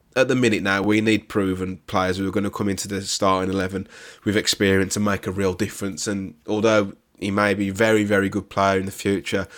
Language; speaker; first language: English; native; English